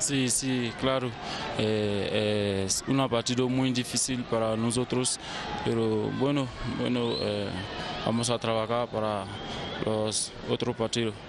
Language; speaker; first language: Spanish; non-native, learner; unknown